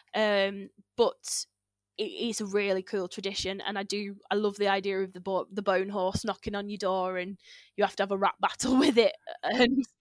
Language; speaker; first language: English; native; English